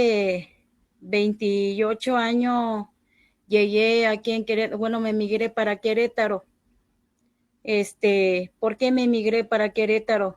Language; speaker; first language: Spanish; non-native, local second language; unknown